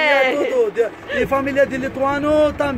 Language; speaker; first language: Portuguese; non-native, learner; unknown